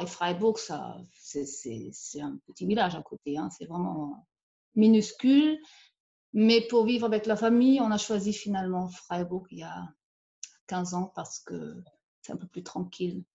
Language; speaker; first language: French; non-native, fluent; German